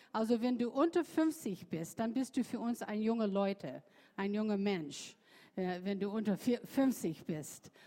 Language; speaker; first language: German; non-native, fluent; English